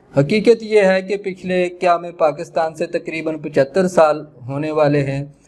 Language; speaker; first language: Urdu; native; Urdu